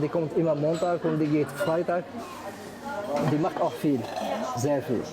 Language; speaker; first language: German; non-native, learner; Arabic